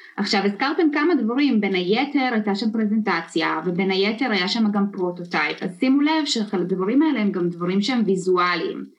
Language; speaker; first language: Hebrew; early bilingual, other home language; Russian